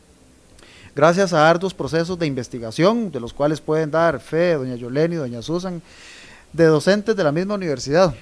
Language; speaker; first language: Spanish; native; Spanish